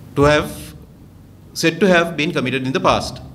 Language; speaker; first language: English; non-native, local second language; Sinhala